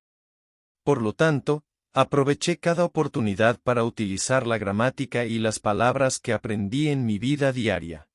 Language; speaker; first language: Spanish; non-native, fluent; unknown